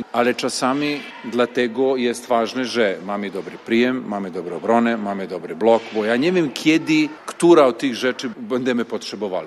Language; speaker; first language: Polish; non-native, fluent; Serbian